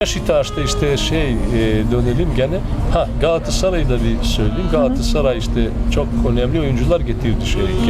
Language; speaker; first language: Turkish; non-native, fluent; Serbian